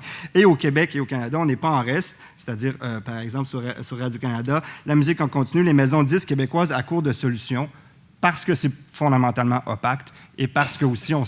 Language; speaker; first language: French; native; French